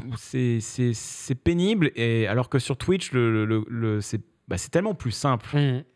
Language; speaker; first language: French; native; French